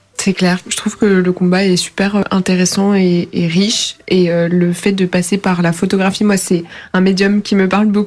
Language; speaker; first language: French; native; French